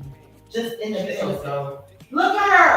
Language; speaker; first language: English; native; English